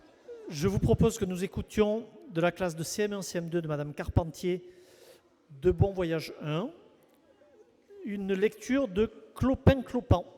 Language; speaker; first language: French; native; French